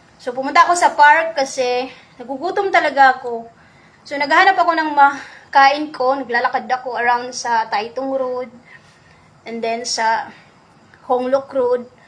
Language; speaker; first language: Filipino; non-native, local second language; Cebuano